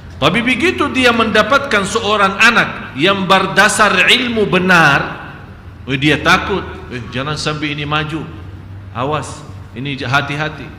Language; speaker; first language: Malay; non-native, fluent; Arabic